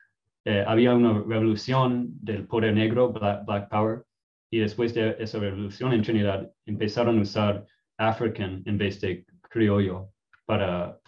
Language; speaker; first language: Spanish; non-native, fluent; English